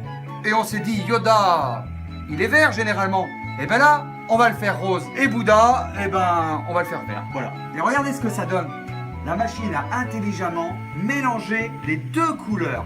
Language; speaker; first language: French; native; French